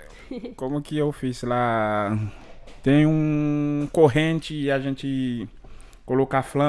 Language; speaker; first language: Portuguese; non-native, learner; Haitian Creole